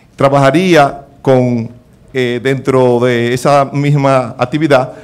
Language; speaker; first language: Spanish; native; Spanish